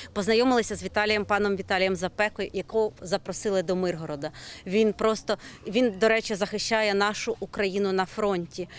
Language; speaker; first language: Ukrainian; native; Ukrainian